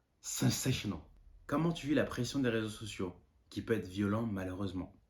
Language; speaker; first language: French; non-native, local second language; Malagasy